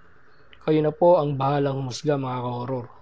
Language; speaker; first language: Filipino; native; Filipino